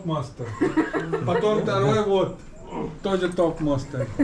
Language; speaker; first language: Russian; non-native, learner; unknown